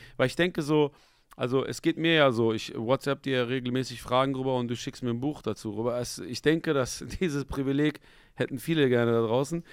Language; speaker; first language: German; early bilingual, other home language; Persian